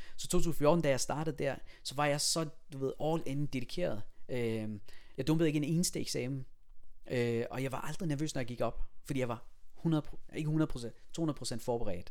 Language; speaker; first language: Danish; early bilingual, other home language; Persian